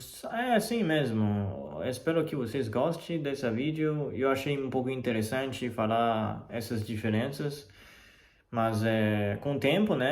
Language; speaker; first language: Portuguese; non-native, fluent; Chinese